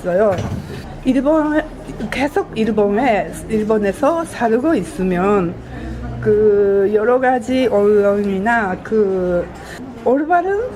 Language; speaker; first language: Korean; non-native, fluent; Japanese